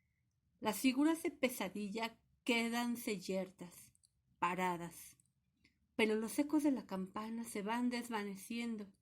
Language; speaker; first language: Spanish; native; Spanish